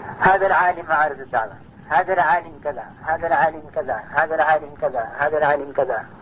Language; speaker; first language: Arabic; non-native, fluent; Urdu